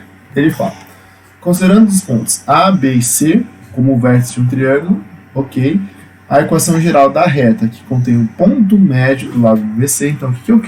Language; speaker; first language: Portuguese; native; Portuguese